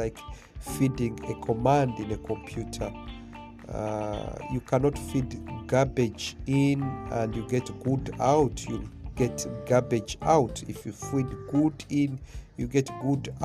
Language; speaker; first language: English; non-native, local second language; Swahili